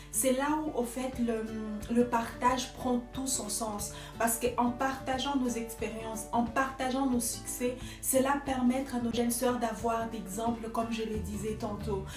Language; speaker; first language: French; non-native, local second language; Lingala